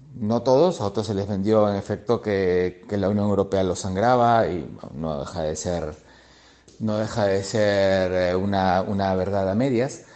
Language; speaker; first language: Spanish; native; Spanish